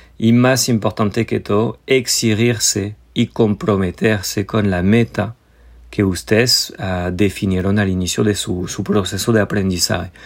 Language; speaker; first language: Spanish; non-native, fluent; French